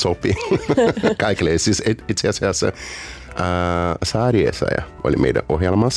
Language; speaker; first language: Finnish; non-native, fluent; Portuguese